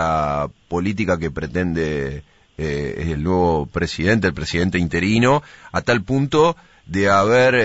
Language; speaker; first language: Spanish; native; Spanish